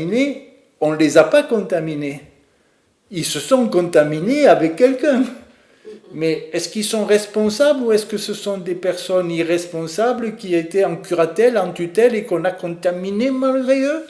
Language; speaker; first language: French; native; French